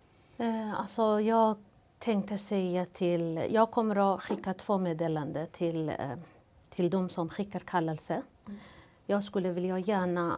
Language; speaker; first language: Swedish; non-native, fluent; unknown